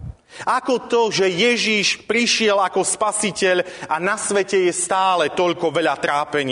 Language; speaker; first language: Slovak; native; Slovak